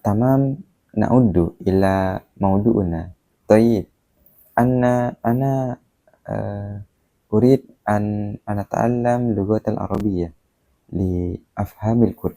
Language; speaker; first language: Arabic; non-native, learner; Indonesian